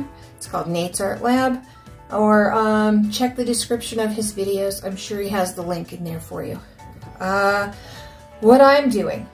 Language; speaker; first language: English; native; English